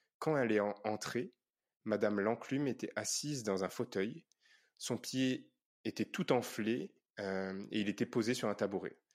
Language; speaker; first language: French; native; French